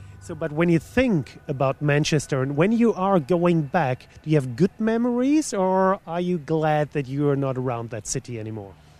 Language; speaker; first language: English; non-native, fluent; German